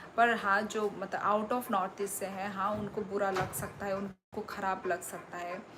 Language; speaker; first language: Hindi; non-native, local second language; Kok Borok